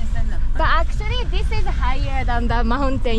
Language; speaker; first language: English; non-native, fluent; Japanese